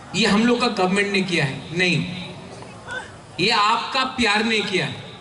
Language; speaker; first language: Hindi; non-native, local second language; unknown